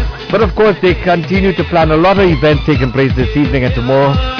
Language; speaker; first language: English; native; English